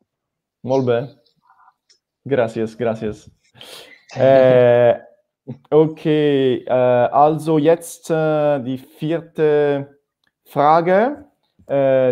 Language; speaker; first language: German; non-native, fluent; Italian